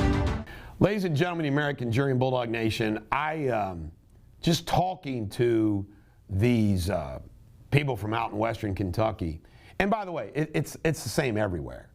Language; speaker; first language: English; native; English